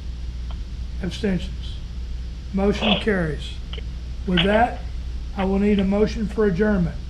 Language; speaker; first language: English; native; English